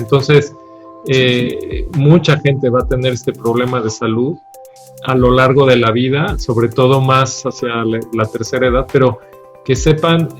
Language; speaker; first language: Spanish; native; Spanish